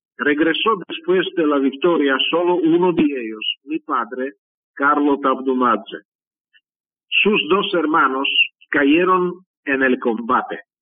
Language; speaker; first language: Spanish; non-native, fluent; Russian